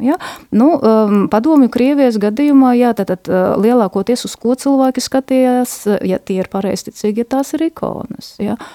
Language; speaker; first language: Latvian; non-native, local second language; Russian